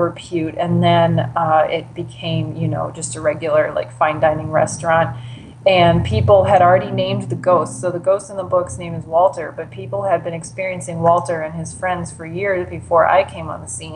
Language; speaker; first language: English; native; English